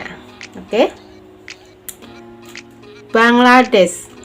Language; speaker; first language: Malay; non-native, local second language; Javanese